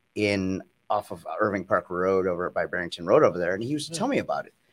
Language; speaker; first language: English; native; English